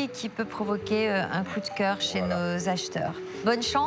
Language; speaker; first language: French; native; French